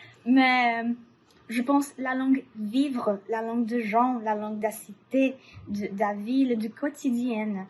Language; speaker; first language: French; non-native, learner; Portuguese